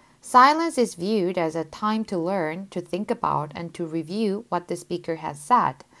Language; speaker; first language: English; non-native, fluent; Korean